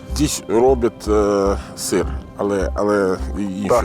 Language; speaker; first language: Ukrainian; non-native, learner; Italian